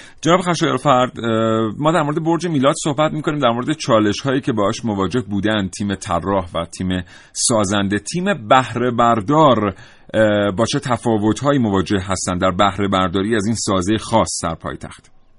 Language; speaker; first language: Persian; native; Persian